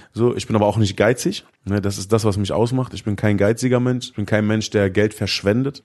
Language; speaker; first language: German; early bilingual, other home language; Arabic